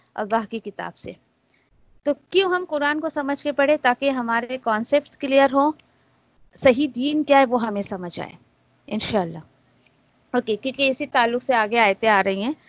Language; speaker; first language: Urdu; native; Urdu